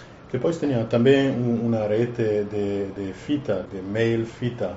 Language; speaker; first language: Portuguese; non-native, learner; Italian